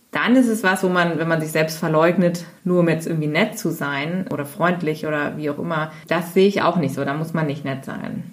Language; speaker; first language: German; native; German